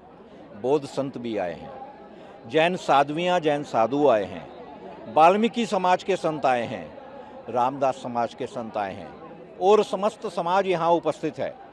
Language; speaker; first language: Hindi; native; Hindi